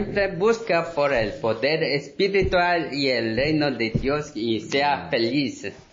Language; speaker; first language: Spanish; non-native, learner; Korean